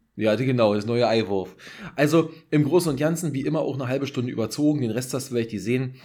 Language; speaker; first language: German; native; German